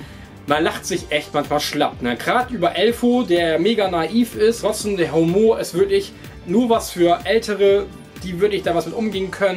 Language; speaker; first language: German; native; German